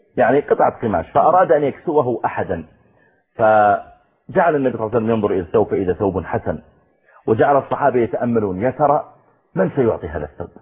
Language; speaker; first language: Arabic; native; Arabic